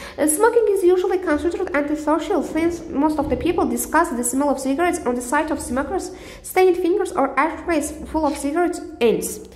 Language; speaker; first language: English; non-native, fluent; Azerbaijani